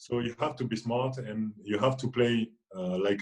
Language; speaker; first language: English; non-native, fluent; French